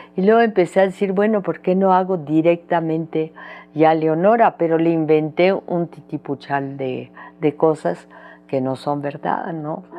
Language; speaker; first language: Spanish; early bilingual, other home language; French